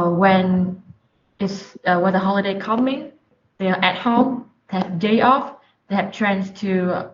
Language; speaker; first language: English; non-native, learner; Vietnamese